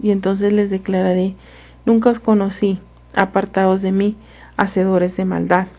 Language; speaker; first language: Spanish; native; Spanish